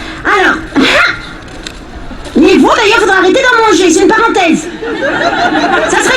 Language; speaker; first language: French; native; French